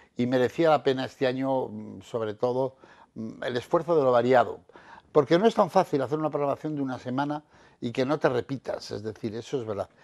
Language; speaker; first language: Spanish; native; Spanish